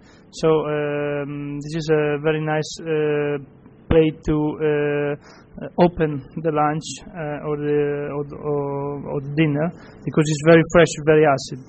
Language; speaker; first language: English; non-native, fluent; Italian